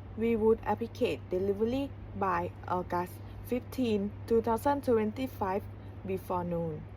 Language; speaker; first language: English; non-native, learner; Thai